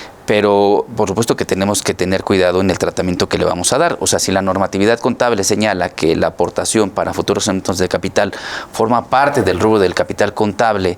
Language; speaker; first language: Spanish; native; Spanish